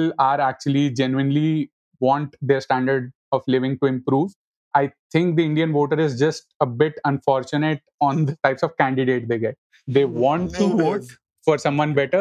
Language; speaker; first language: English; non-native, local second language; Hindi